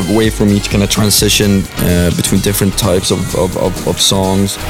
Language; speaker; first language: English; non-native, fluent; Swedish